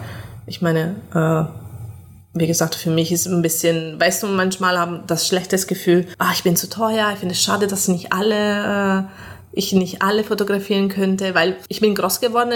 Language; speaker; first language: German; non-native, fluent; Italian